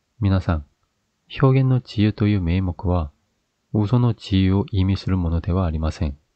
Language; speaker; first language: Japanese; non-native, fluent; Korean